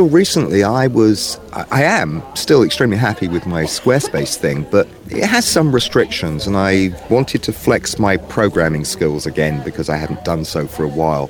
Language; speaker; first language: English; native; English